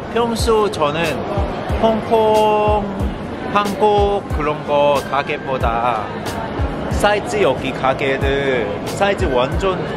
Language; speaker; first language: Korean; non-native, learner; Cantonese